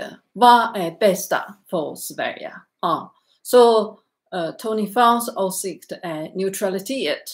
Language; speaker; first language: Swedish; non-native, learner; Chinese